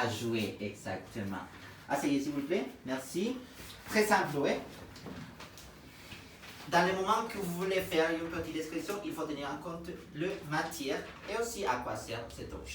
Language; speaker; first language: French; non-native, fluent; Spanish